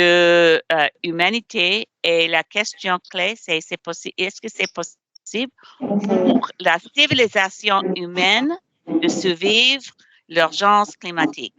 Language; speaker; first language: French; non-native, learner; English